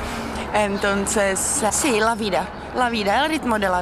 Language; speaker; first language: Spanish; non-native, learner; Czech